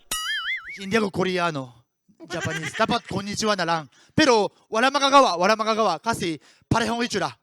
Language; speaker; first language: Filipino; non-native, learner; Japanese